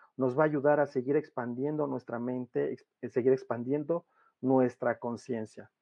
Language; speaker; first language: Spanish; native; Spanish